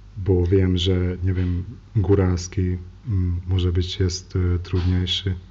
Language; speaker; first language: Polish; non-native, learner; Hungarian